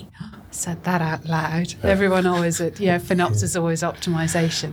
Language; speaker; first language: English; native; English